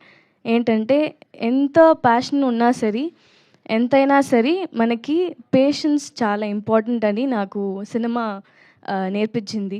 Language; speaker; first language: Telugu; non-native, learner; Tamil